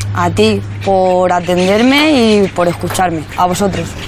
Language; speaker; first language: Spanish; native; Spanish